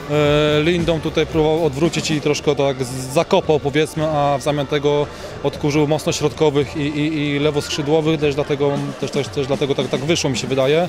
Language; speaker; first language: Polish; native; Polish